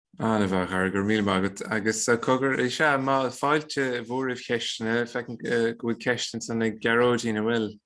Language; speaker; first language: Irish; native; Irish